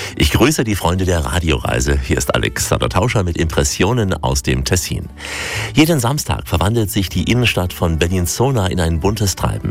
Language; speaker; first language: German; native; German